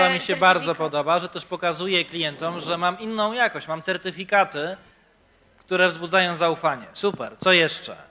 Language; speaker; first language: Polish; native; Polish